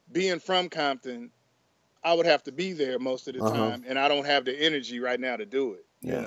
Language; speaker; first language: English; native; English